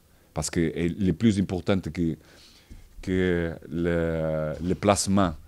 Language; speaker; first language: French; non-native, fluent; Portuguese